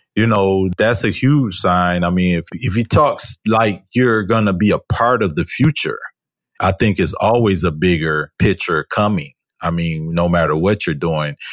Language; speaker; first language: English; native; English